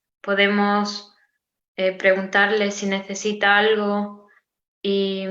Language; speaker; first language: Spanish; non-native, learner; Romanian